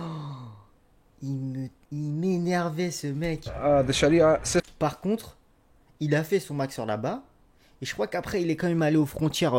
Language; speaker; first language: French; native; French